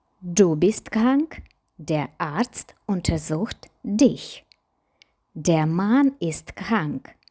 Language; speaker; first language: German; non-native, fluent; Ukrainian